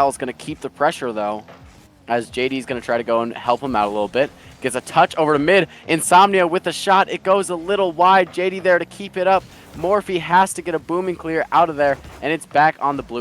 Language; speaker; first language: English; native; English